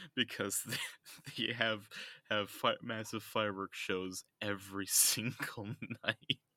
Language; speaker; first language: English; native; English